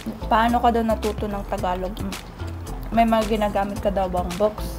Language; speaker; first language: Filipino; native; Filipino